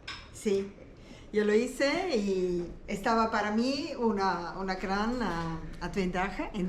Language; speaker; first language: Spanish; non-native, learner; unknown